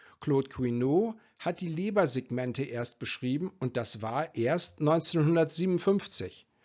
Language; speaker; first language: German; native; German